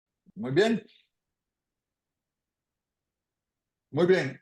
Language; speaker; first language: Spanish; native; Spanish